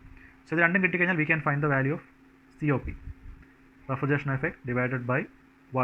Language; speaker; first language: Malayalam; native; Malayalam